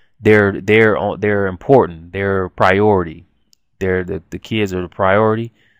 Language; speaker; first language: English; native; English